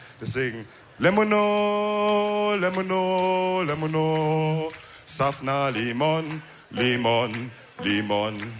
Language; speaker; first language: German; early bilingual, other home language; Wolof